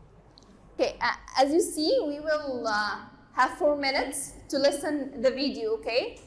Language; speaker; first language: English; non-native, learner; Arabic